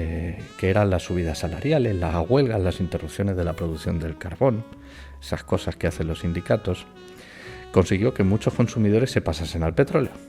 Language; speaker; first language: Spanish; native; Spanish